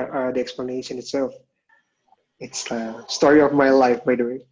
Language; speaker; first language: English; non-native, local second language; Indonesian